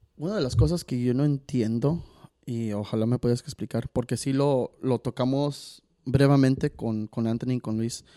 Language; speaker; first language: Spanish; early bilingual, heritage; Spanish